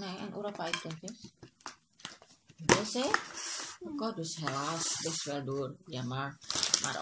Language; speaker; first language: Dutch; non-native, learner; Indonesian